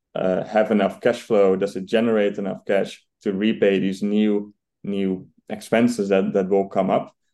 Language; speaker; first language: English; non-native, fluent; Dutch